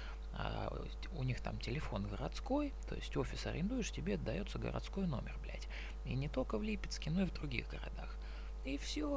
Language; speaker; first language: Russian; native; Russian